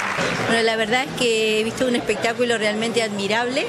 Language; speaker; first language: Spanish; native; Spanish